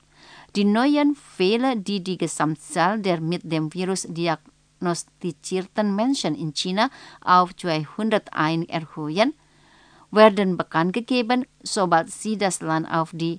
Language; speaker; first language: German; non-native, fluent; Indonesian